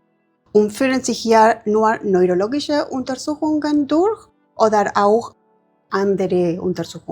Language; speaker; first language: German; non-native, learner; Spanish